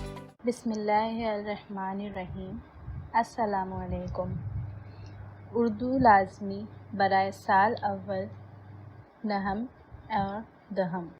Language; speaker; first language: Urdu; native; Urdu